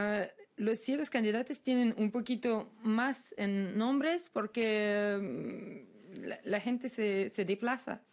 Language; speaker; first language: Spanish; non-native, fluent; Russian